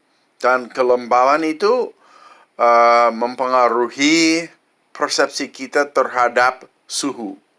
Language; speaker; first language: Indonesian; non-native, fluent; English